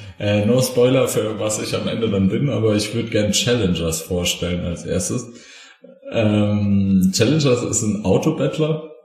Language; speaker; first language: German; native; German